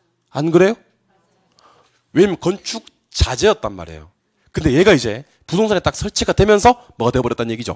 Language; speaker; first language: Korean; native; Korean